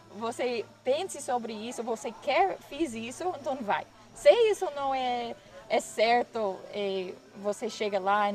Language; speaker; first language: Portuguese; non-native, learner; English